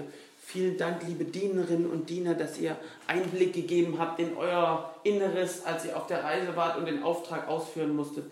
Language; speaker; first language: German; native; German